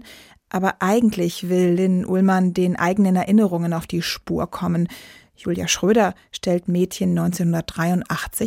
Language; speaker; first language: German; native; German